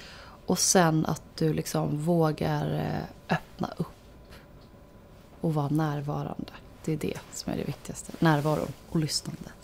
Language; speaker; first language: Swedish; native; Swedish